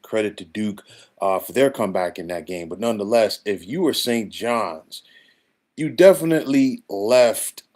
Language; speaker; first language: English; native; English